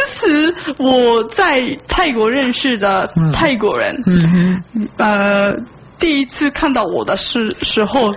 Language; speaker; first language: Chinese; non-native, fluent; Japanese